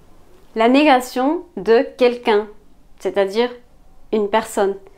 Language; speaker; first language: French; non-native, fluent; Spanish